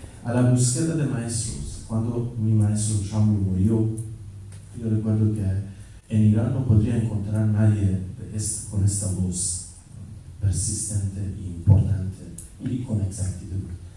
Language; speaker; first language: Spanish; non-native, fluent; Persian